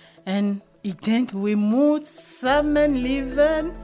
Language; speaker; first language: Dutch; non-native, learner; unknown